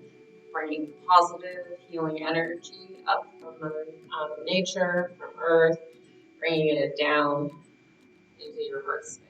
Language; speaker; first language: English; native; English